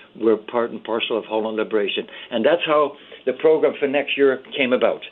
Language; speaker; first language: English; early bilingual, other home language; Dutch